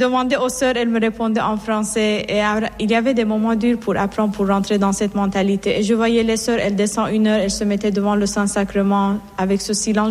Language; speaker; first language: French; non-native, fluent; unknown